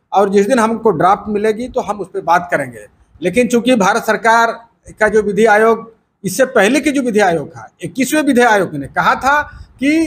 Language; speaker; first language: Hindi; native; Hindi